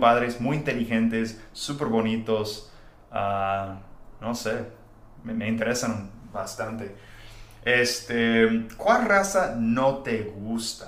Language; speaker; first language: Spanish; non-native, fluent; English